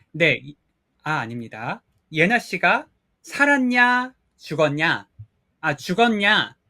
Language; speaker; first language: Korean; native; Korean